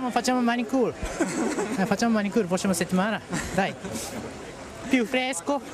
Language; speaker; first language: Italian; non-native, learner; Japanese